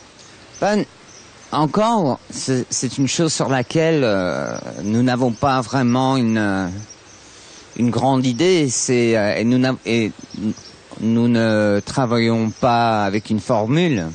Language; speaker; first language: French; non-native, fluent; English